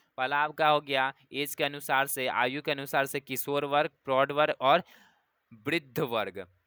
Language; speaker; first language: Hindi; native; Hindi